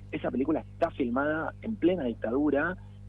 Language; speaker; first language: Spanish; native; Spanish